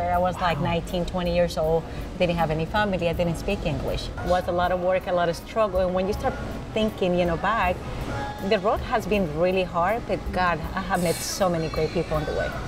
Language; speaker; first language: English; non-native, fluent; Spanish